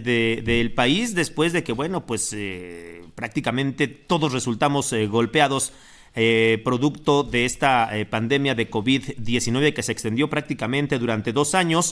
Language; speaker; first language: Spanish; native; Spanish